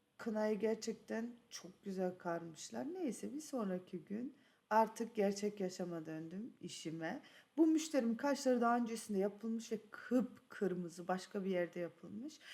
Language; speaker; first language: Turkish; early bilingual, other home language; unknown